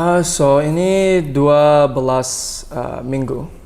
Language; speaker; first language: Indonesian; non-native, learner; English